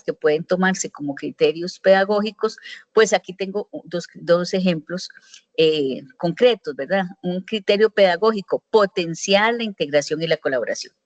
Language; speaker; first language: Spanish; native; Spanish